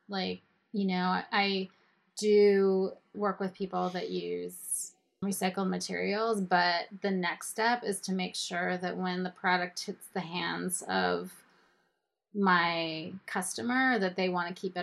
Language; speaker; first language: English; native; English